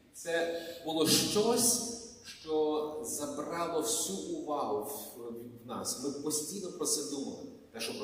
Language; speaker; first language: Ukrainian; native; Ukrainian